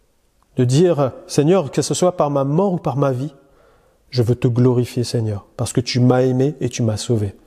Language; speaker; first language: French; native; French